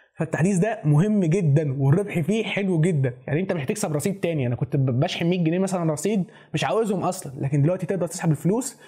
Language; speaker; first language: Arabic; native; Arabic